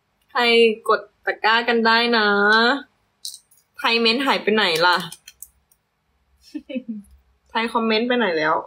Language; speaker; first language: Thai; early bilingual, heritage; Thai